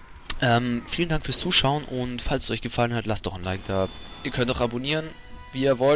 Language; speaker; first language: German; native; German